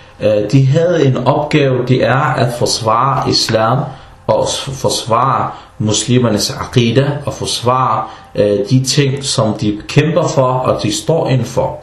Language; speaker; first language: Danish; non-native, fluent; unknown